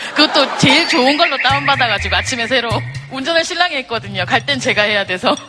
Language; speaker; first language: Korean; native; Korean